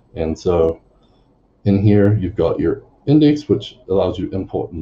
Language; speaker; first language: English; native; English